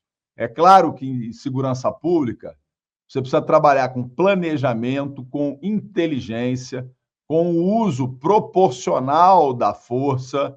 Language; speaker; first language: Portuguese; native; Portuguese